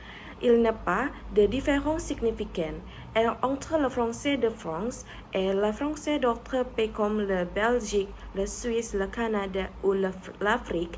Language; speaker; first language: French; non-native, learner; Indonesian